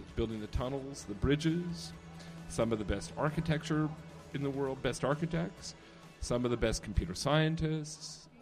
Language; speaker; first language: English; native; English